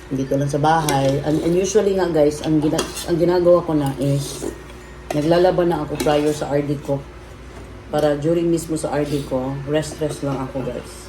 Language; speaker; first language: Filipino; native; Filipino